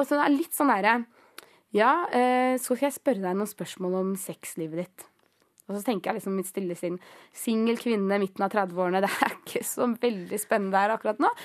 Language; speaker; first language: Norwegian; early bilingual, other home language; Greek